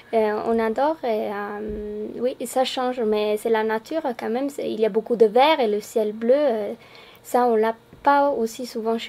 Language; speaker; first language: French; non-native, fluent; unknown